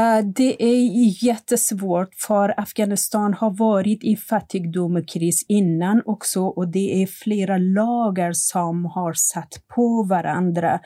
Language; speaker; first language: Swedish; non-native, fluent; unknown